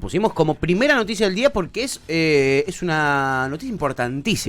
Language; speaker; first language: Spanish; native; Spanish